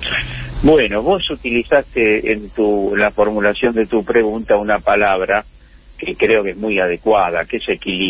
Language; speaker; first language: Spanish; native; Spanish